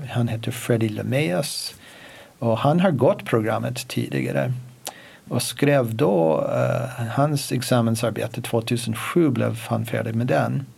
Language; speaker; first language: Swedish; non-native, fluent; English